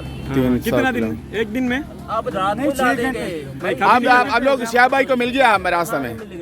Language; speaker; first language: Hindi; non-native, local second language; Malayalam